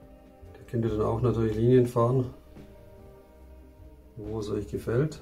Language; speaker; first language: German; native; German